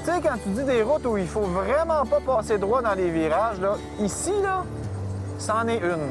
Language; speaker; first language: French; native; French